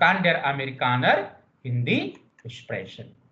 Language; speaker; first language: German; non-native, fluent; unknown